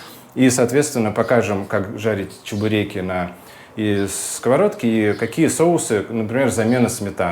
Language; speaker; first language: Russian; native; Russian